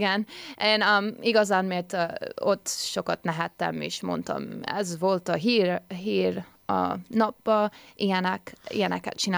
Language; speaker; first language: Hungarian; early bilingual, heritage; English